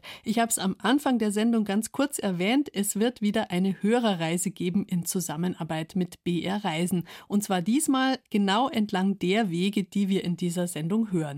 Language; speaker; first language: German; native; German